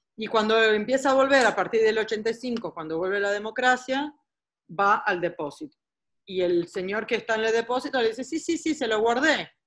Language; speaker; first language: Spanish; early bilingual, heritage; Spanish